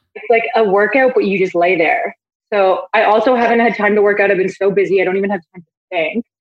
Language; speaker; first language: English; native; English